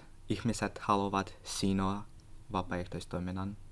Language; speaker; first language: Finnish; non-native, learner; Russian